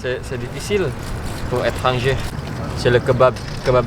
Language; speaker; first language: French; non-native, learner; Indonesian